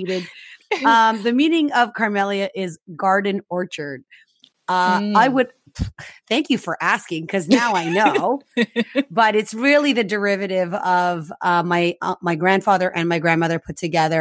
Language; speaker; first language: English; early bilingual, other home language; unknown